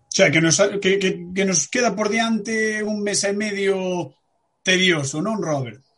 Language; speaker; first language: Galician; native; Galician